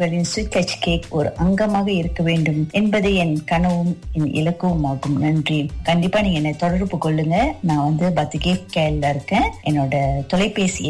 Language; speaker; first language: Tamil; early bilingual, heritage; Tamil